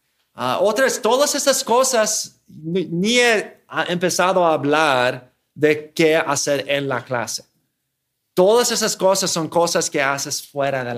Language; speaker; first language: Spanish; non-native, fluent; English